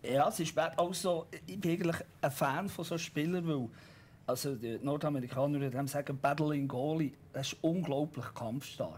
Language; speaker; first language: German; native; German